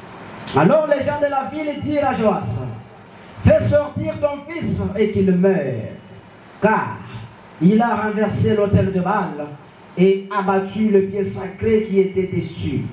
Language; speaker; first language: French; non-native, local second language; Lingala